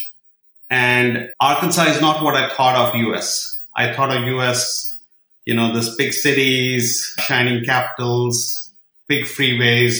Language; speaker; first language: English; non-native, local second language; Kashmiri